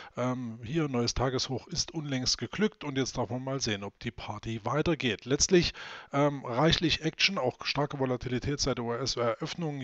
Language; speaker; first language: German; native; German